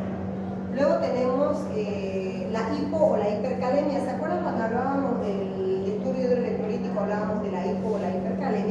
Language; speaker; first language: Spanish; native; Spanish